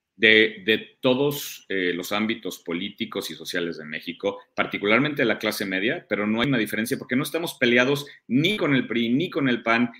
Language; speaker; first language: Spanish; early bilingual, heritage; German